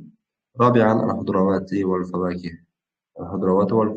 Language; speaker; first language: Arabic; non-native, fluent; Uzbek